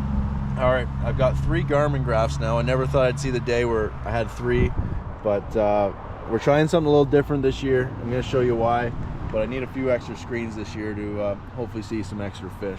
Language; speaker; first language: English; native; English